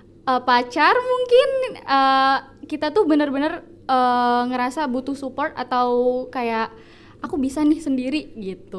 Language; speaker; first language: Indonesian; native; Indonesian